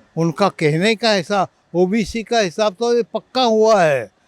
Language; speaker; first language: Hindi; non-native, local second language; Marathi